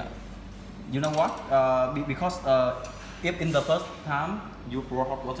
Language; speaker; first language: English; non-native, learner; Vietnamese